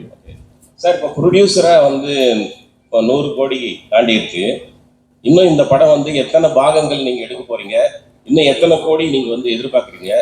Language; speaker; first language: Tamil; native; Tamil